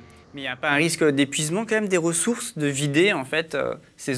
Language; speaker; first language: French; native; French